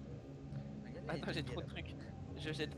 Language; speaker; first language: French; native; French